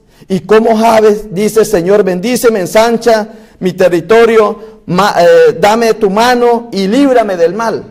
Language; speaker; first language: Spanish; native; Spanish